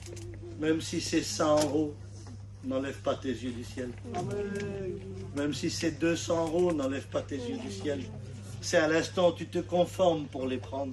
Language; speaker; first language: French; native; French